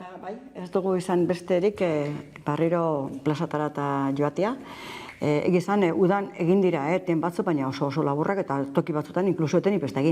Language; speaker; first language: Basque; native; Basque